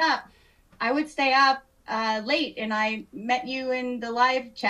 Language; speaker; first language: English; native; English